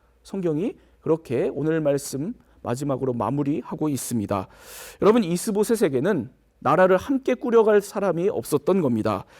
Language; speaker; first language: Korean; native; Korean